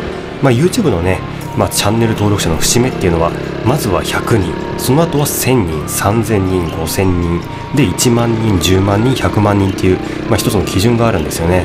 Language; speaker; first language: Japanese; native; Japanese